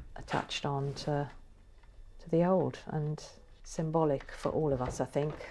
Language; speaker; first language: English; early bilingual, other home language; Persian